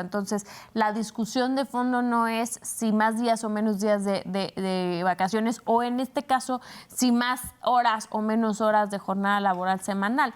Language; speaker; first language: Spanish; native; Spanish